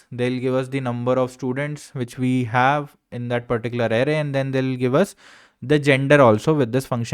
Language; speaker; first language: English; non-native, local second language; Hindi